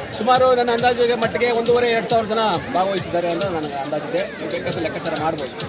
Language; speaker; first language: Kannada; native; Kannada